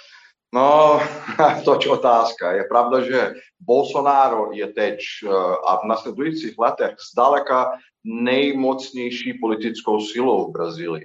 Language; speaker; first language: Czech; non-native, fluent; Portuguese